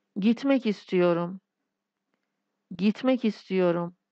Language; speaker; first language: Turkish; non-native, fluent; Persian